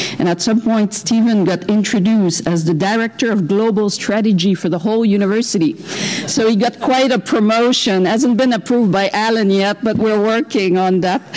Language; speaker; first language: English; non-native, local second language; French